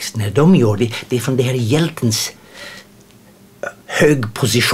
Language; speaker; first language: Swedish; non-native, fluent; English